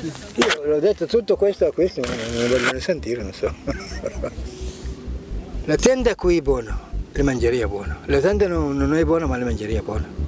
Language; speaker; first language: Italian; non-native, fluent; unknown